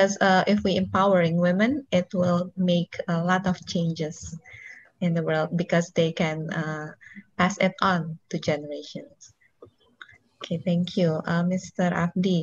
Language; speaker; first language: English; non-native, local second language; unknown